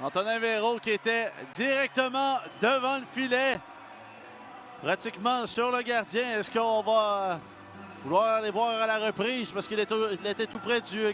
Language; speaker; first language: French; native; French